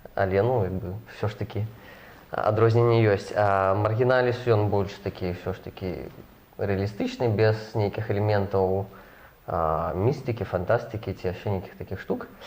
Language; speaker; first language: Belarusian; non-native, local second language; Russian